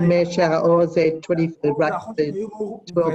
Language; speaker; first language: Hebrew; non-native, learner; English